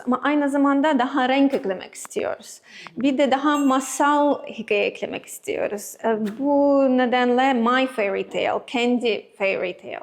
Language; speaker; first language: Turkish; non-native, learner; Russian